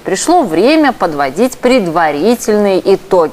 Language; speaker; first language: Russian; native; Russian